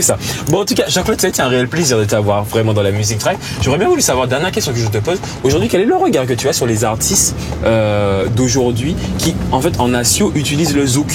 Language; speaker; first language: French; native; French